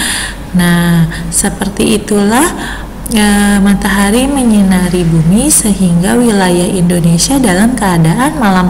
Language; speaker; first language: Indonesian; native; Indonesian